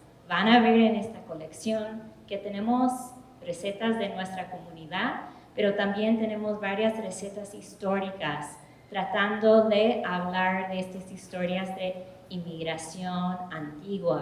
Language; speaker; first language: Spanish; early bilingual, heritage; English